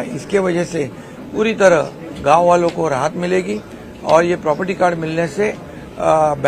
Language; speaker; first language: Hindi; non-native, local second language; Marathi